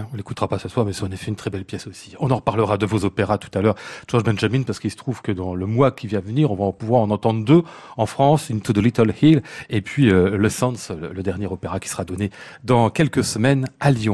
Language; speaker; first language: French; native; French